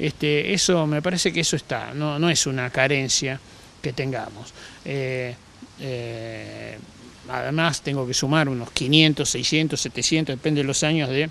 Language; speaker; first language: Spanish; native; Spanish